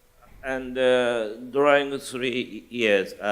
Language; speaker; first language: English; non-native, learner; Japanese